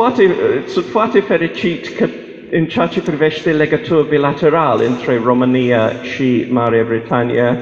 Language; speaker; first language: Romanian; non-native, fluent; English